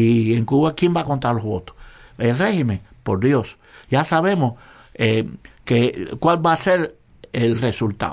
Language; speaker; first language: Spanish; native; Spanish